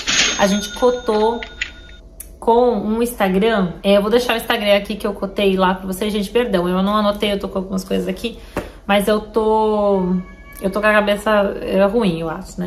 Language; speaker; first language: Portuguese; native; Portuguese